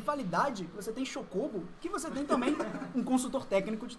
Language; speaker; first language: Portuguese; native; Portuguese